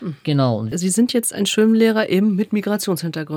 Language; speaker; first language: German; native; German